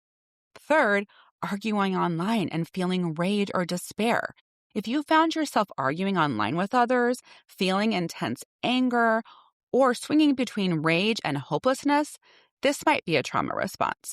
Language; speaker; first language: English; native; English